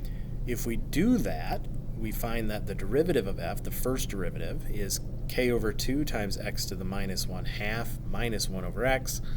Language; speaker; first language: English; native; English